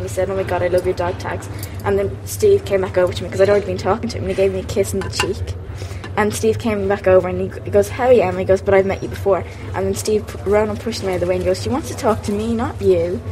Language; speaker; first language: English; native; English